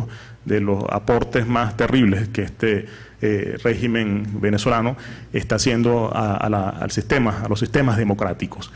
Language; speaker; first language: Spanish; native; Spanish